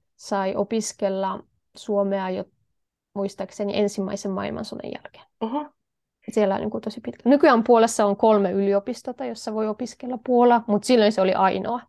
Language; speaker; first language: Finnish; non-native, fluent; Polish